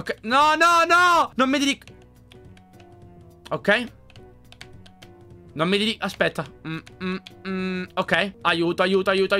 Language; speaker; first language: Italian; native; Italian